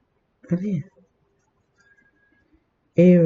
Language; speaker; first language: French; native; French